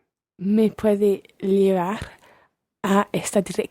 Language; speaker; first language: Spanish; non-native, learner; English